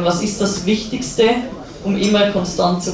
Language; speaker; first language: German; native; German